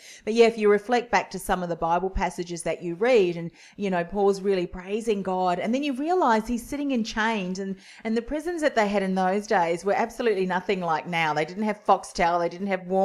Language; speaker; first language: English; native; English